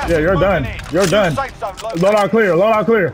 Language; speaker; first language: English; native; English